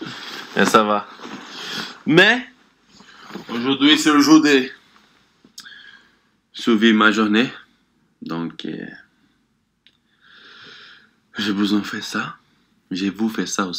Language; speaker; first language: French; non-native, learner; Portuguese